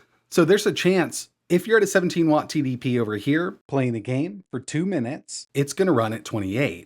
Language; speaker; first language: English; native; English